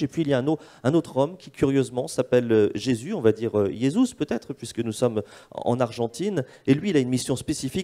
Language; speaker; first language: French; native; French